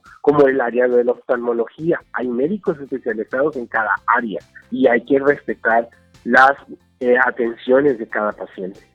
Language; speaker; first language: Spanish; native; Spanish